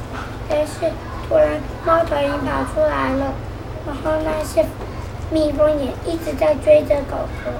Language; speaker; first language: Chinese; native; Chinese